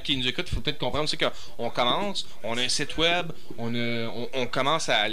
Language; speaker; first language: French; native; French